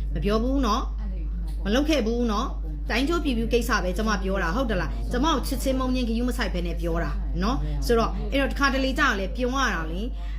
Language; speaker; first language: Burmese; native; Burmese